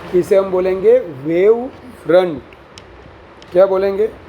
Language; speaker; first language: Hindi; non-native, local second language; Gujarati